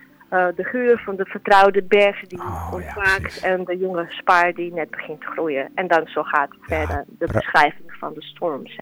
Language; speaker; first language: Dutch; non-native, fluent; Serbian